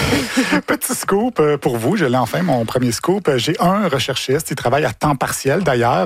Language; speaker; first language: French; native; French